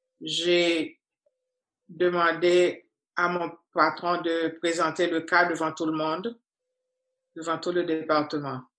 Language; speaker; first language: French; non-native, local second language; Haitian Creole